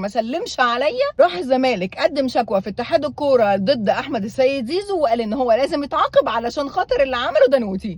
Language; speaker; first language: Arabic; native; Arabic